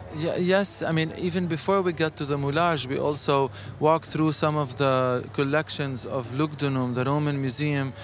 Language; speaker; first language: English; non-native, fluent; Arabic